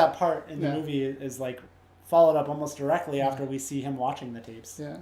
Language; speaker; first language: English; native; English